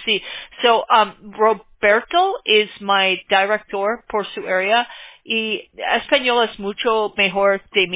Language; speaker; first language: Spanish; non-native, learner; English